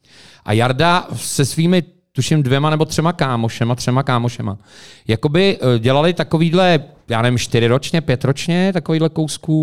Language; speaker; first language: Czech; native; Czech